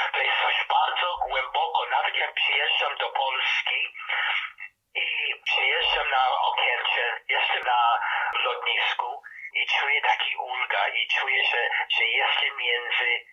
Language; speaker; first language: Polish; early bilingual, heritage; Polish